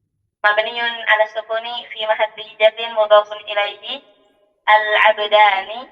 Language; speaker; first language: Arabic; non-native, learner; Indonesian